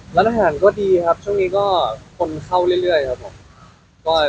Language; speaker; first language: Thai; native; Thai